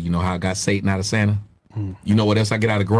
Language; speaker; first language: English; native; English